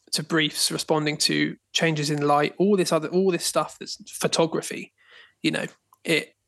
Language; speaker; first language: English; native; English